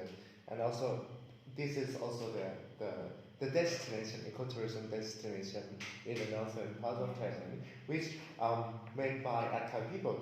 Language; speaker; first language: English; non-native, learner; Thai